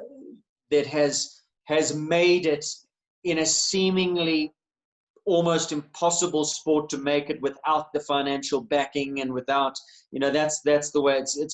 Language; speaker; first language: English; native; English